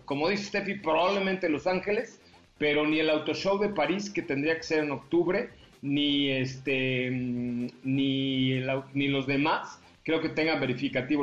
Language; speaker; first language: Spanish; native; Spanish